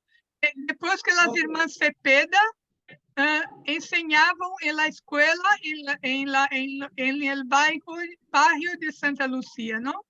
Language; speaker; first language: Spanish; non-native, fluent; Portuguese